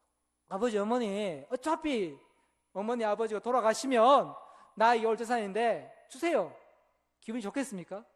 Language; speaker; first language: Korean; native; Korean